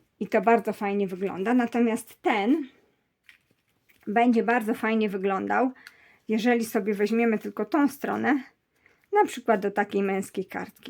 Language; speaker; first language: Polish; native; Polish